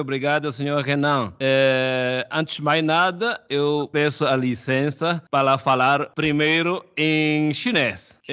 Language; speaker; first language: Portuguese; non-native, fluent; Chinese